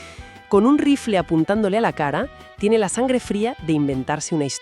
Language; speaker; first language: Spanish; native; Spanish